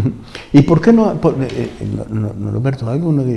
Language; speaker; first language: Spanish; native; Spanish